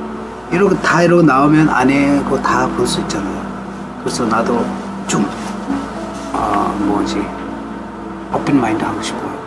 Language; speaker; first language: Korean; non-native, learner; Tibetan